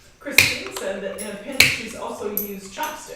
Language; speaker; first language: English; native; English